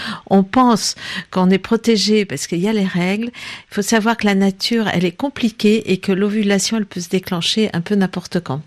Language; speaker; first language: French; native; French